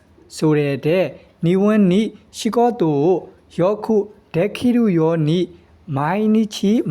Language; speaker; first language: Japanese; non-native, learner; Burmese